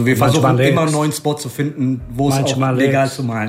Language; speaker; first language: German; native; German